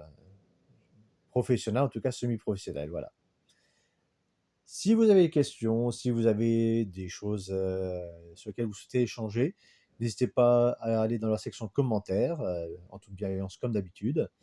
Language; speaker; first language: French; native; French